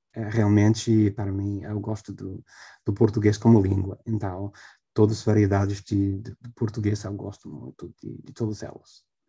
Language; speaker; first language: Portuguese; non-native, fluent; English